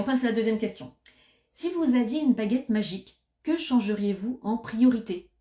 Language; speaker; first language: French; native; French